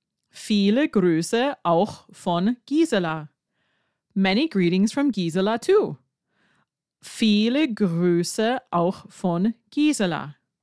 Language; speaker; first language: German; non-native, fluent; English